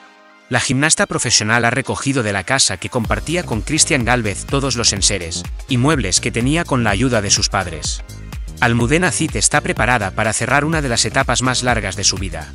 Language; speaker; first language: Spanish; native; Spanish